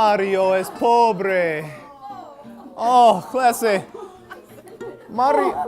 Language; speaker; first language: Spanish; non-native, fluent; English